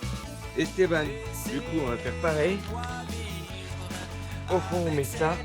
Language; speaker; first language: French; native; French